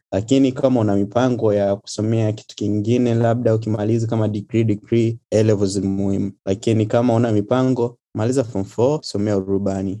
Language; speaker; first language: Swahili; native; Swahili